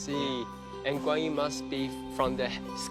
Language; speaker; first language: English; non-native, fluent; Chinese